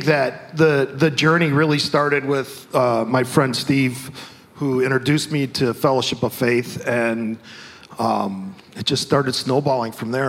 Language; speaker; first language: English; native; English